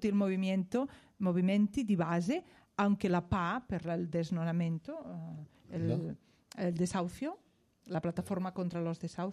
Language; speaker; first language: Italian; non-native, fluent; Spanish